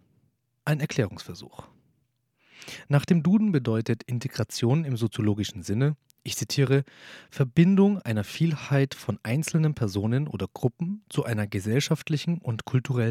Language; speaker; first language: German; early bilingual, other home language; Turkish